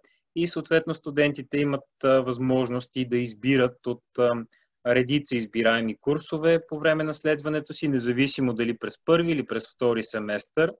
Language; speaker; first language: Bulgarian; native; Bulgarian